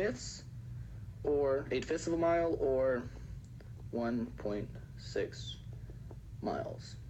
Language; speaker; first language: English; native; English